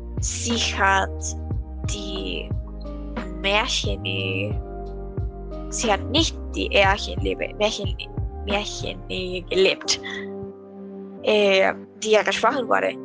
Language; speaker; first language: German; non-native, learner; Spanish